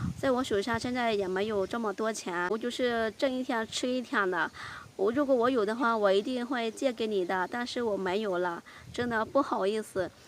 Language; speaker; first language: Chinese; non-native, fluent; Lao